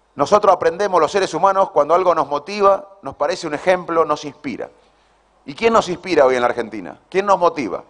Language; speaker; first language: Spanish; native; Spanish